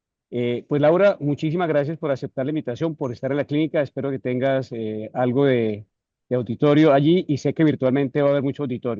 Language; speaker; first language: Spanish; native; Spanish